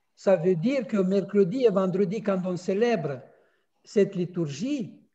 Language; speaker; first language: French; non-native, fluent; Russian